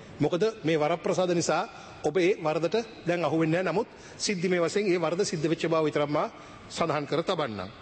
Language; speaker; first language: Sinhala; native; Sinhala